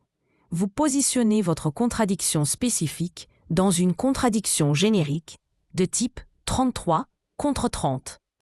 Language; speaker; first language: French; native; French